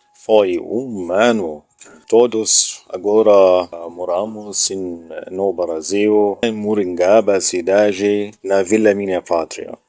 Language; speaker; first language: Portuguese; non-native, learner; Arabic